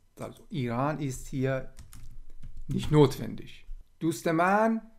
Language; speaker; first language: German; non-native, fluent; Persian